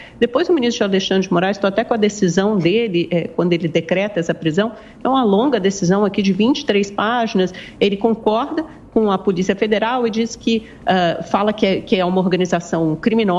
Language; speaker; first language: Portuguese; native; Portuguese